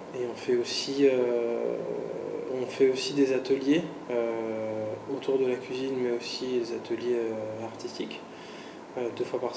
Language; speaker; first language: French; native; French